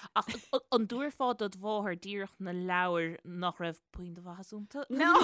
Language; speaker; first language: Irish; native; Irish